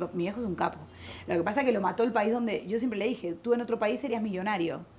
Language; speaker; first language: Spanish; native; Spanish